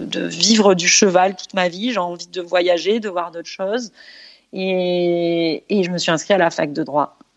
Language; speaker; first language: French; native; French